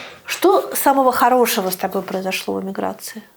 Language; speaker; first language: Russian; native; Russian